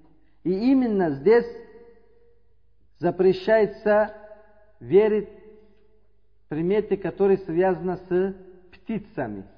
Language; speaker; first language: Russian; non-native, learner; Uzbek